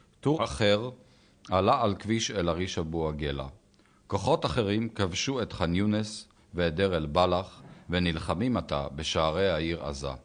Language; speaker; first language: Hebrew; native; Hebrew